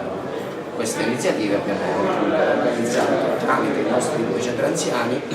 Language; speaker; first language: Italian; native; Italian